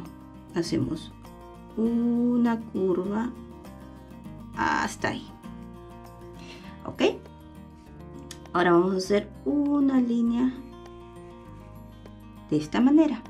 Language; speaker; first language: Spanish; native; Spanish